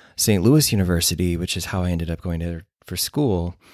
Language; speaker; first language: English; native; English